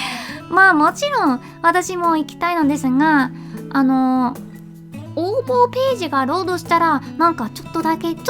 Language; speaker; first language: Japanese; non-native, learner; English